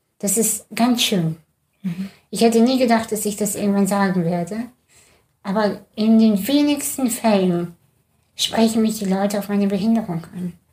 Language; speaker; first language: German; early bilingual, other home language; Russian